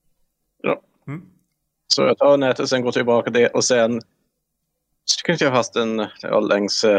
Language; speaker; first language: Swedish; non-native, fluent; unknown